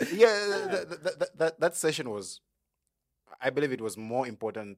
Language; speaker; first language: English; non-native, local second language; Bemba